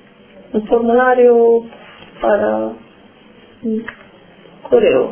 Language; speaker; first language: Spanish; non-native, learner; Romanian